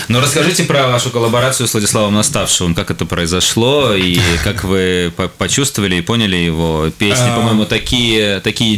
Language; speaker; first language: Russian; native; Russian